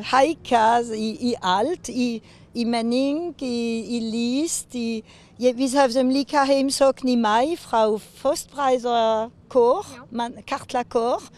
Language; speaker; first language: Icelandic; non-native, learner; French